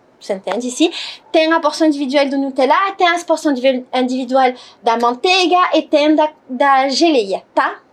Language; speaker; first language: Portuguese; non-native, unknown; French